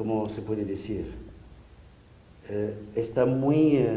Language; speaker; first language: Spanish; non-native, fluent; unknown